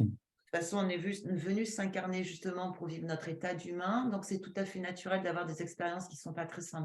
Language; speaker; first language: French; native; French